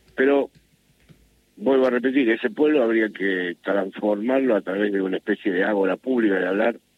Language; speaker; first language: Spanish; native; Spanish